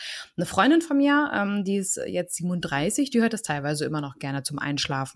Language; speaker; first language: German; native; German